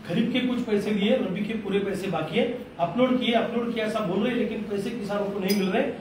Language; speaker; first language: Hindi; non-native, local second language; Marathi